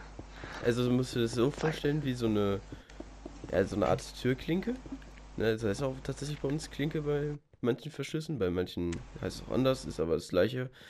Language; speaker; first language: German; native; German